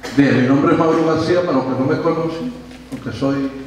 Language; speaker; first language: Spanish; native; Spanish